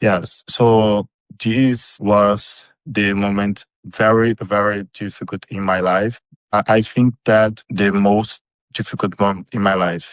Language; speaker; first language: English; non-native, learner; Portuguese